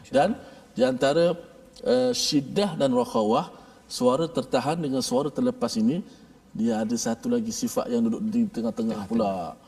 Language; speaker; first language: Malay; native; Malay